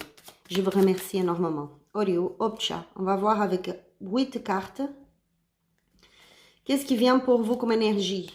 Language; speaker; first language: French; non-native, learner; Spanish